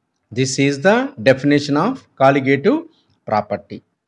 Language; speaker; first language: English; non-native, local second language; Telugu